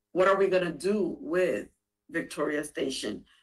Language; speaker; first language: English; native; English